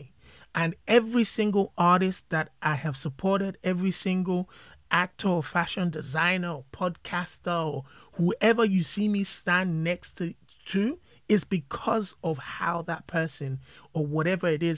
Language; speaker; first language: English; non-native, local second language; Yoruba